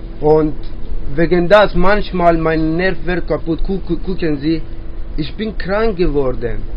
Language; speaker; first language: German; non-native, learner; Persian